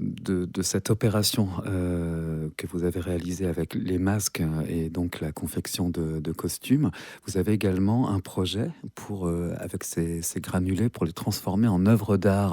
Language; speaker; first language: French; native; French